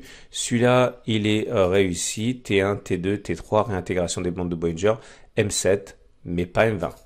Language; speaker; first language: French; native; French